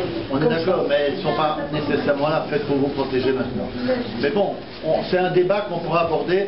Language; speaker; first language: French; native; French